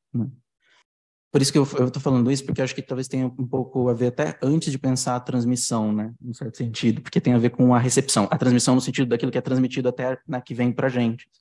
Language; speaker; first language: Portuguese; native; Portuguese